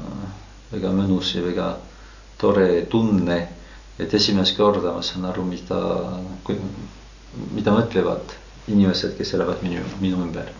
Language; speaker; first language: Estonian; non-native, fluent; French